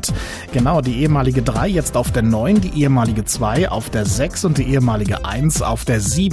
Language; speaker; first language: German; native; German